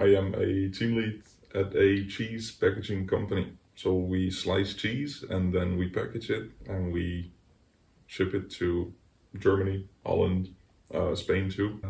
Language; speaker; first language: English; non-native, fluent; Dutch